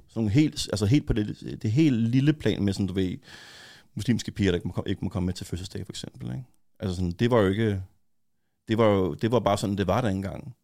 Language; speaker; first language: Danish; native; Danish